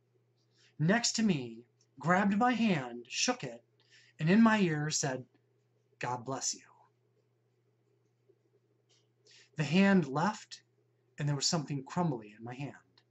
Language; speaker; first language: English; native; English